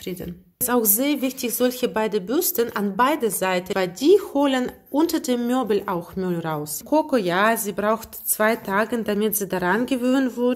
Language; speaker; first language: German; non-native, fluent; Russian